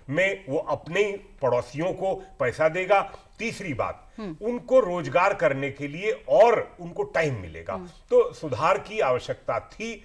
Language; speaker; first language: Hindi; native; Hindi